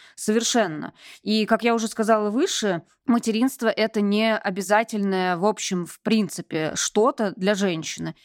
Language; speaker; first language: Russian; native; Russian